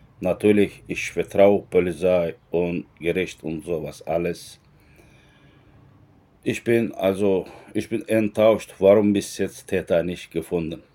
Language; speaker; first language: German; non-native, learner; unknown